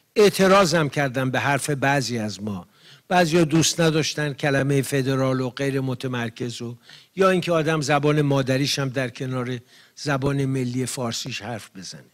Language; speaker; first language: Persian; native; Persian